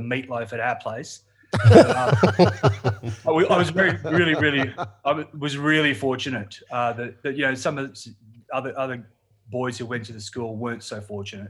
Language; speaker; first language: English; native; English